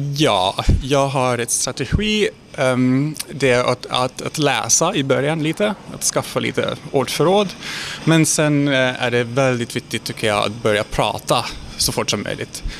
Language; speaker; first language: Swedish; non-native, fluent; Hungarian